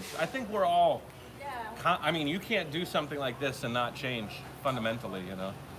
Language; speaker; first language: English; native; English